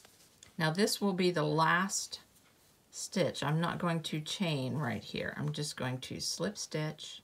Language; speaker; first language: English; native; English